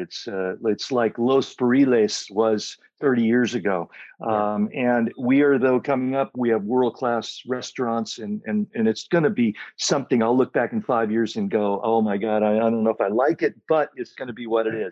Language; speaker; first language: English; native; English